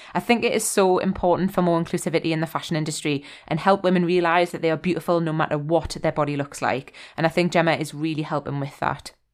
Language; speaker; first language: English; native; English